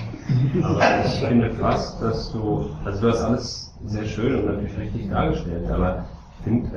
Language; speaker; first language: German; native; German